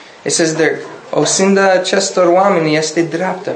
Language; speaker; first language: Romanian; non-native, learner; English